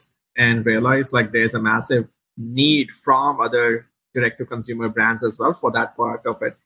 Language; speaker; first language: English; non-native, local second language; Hindi